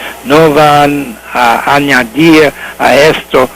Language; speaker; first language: Spanish; non-native, learner; English